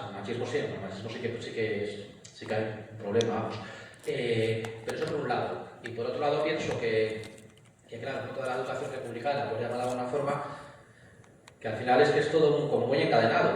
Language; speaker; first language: Spanish; native; Spanish